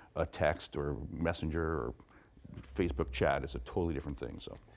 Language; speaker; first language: English; native; English